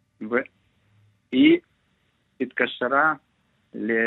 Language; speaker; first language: Hebrew; non-native, learner; Russian